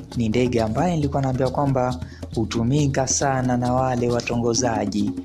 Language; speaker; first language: Swahili; non-native, local second language; Luyia